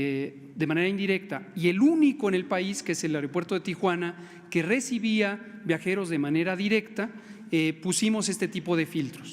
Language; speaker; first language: Spanish; native; Spanish